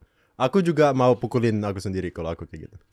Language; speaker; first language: Indonesian; non-native, local second language; English